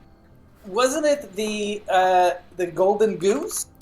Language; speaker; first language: English; native; English